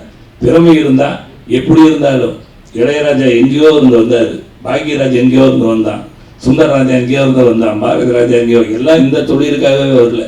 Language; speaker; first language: Tamil; native; Tamil